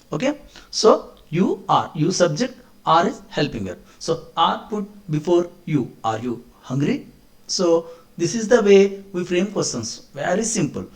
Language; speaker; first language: English; non-native, local second language; Telugu